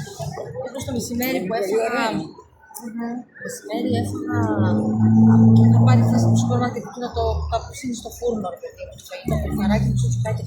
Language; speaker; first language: Greek; non-native, fluent; Armenian